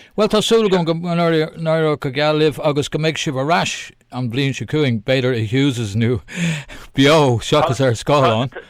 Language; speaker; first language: Irish; non-native, local second language; English